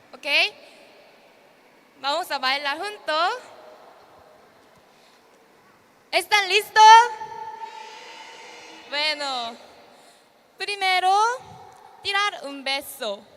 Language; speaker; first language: Spanish; non-native, learner; Korean